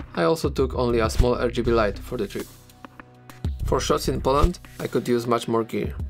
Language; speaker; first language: English; non-native, fluent; Polish